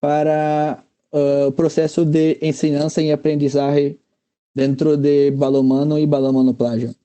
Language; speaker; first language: Spanish; non-native, fluent; Portuguese